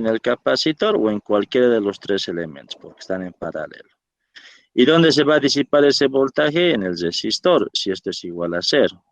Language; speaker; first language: Spanish; native; Spanish